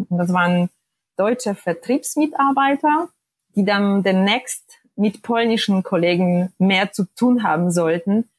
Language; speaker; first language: German; non-native, fluent; Polish